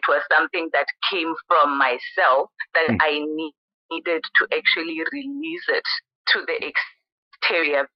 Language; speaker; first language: English; non-native, local second language; Venda